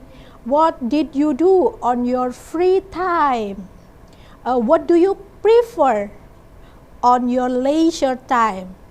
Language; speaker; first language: English; non-native, learner; Indonesian